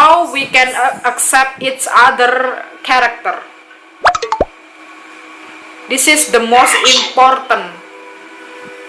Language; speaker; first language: English; non-native, local second language; Indonesian